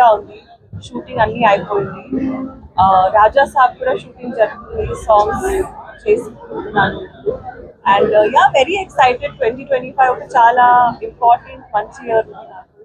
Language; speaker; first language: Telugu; non-native, learner; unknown